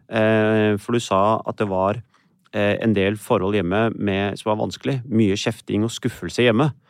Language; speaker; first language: Norwegian; early bilingual, other home language; Urdu